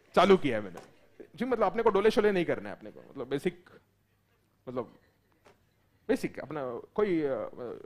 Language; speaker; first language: Hindi; non-native, local second language; Marathi